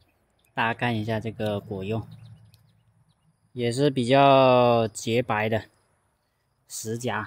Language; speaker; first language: Chinese; non-native, local second language; Cantonese